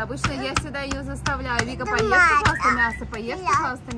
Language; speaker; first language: Russian; native; Russian